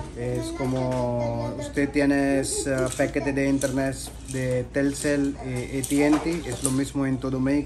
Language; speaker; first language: Spanish; non-native, learner; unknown